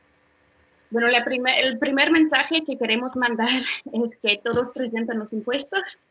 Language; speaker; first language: Spanish; non-native, fluent; English